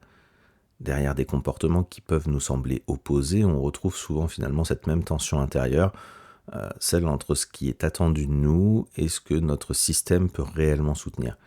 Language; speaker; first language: French; native; French